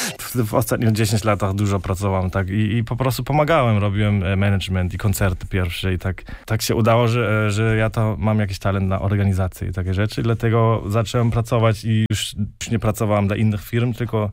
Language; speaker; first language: Polish; early bilingual, heritage; Polish